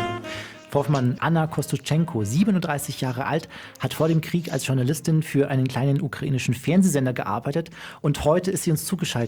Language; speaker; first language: German; native; German